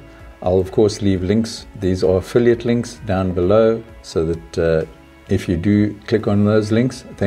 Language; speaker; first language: English; native; English